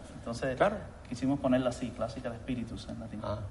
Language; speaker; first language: Spanish; native; Spanish